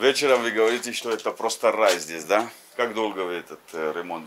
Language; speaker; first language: Russian; non-native, learner; English